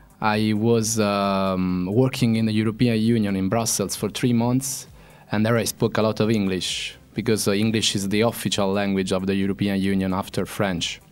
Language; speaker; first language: English; non-native, fluent; Italian